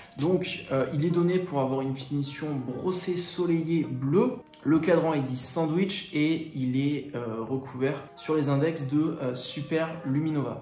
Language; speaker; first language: French; native; French